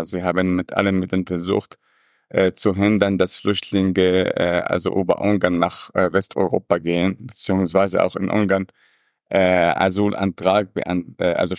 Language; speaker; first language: German; non-native, fluent; Arabic